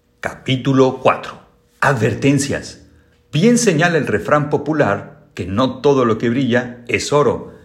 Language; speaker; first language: Spanish; native; Spanish